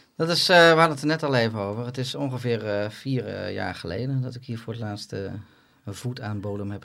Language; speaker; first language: Dutch; native; Dutch